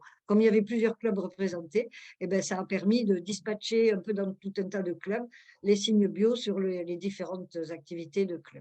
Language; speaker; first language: French; native; French